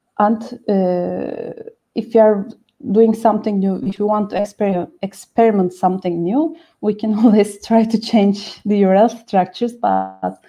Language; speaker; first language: English; non-native, fluent; Turkish